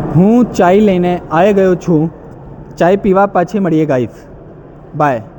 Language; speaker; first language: Gujarati; non-native, local second language; Hindi